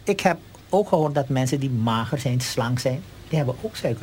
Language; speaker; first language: Dutch; native; Dutch